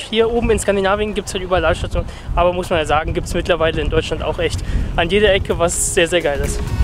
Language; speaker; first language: German; native; German